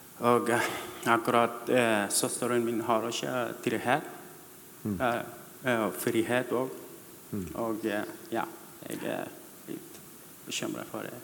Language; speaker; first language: Norwegian; non-native, learner; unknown